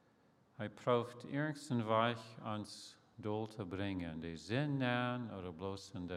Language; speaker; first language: German; early bilingual, heritage; Plautdietsch